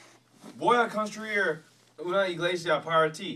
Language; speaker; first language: Spanish; non-native, learner; English